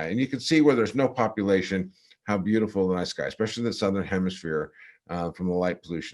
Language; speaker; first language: English; native; English